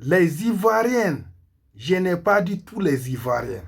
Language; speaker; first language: French; non-native, local second language; Hausa